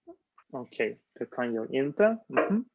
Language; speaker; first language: Swedish; non-native, fluent; Spanish